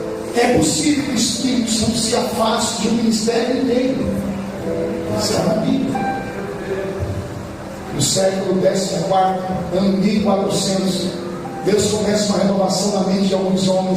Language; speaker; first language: Portuguese; native; Portuguese